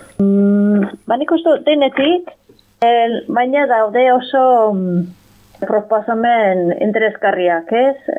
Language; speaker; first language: Basque; non-native, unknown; English